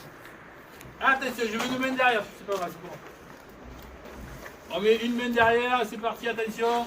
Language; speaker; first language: French; native; French